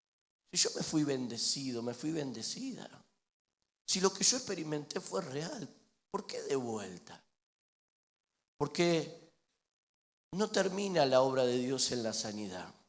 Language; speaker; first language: Spanish; native; Spanish